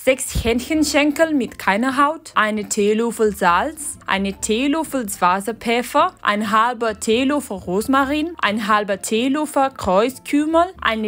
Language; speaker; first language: German; non-native, learner; Spanish